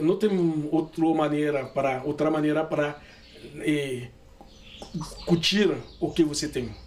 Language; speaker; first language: Portuguese; non-native, learner; Haitian Creole